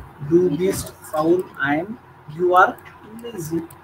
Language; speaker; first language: English; non-native, local second language; Marathi